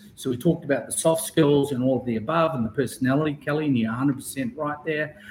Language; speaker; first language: English; native; English